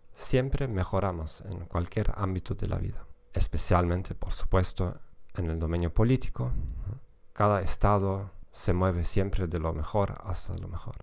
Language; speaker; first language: Spanish; non-native, fluent; German